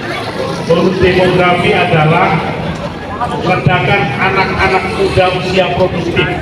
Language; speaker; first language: Indonesian; native; Indonesian